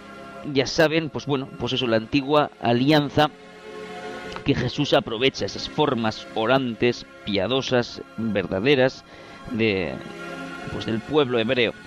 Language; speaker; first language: Spanish; native; Spanish